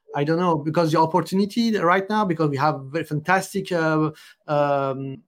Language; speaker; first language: English; non-native, fluent; French